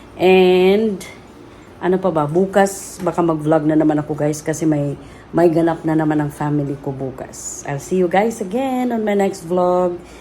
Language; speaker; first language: Filipino; native; Filipino